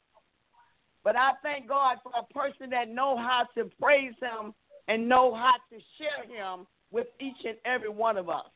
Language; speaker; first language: English; native; English